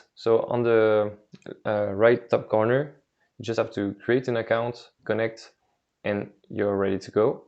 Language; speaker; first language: English; non-native, fluent; French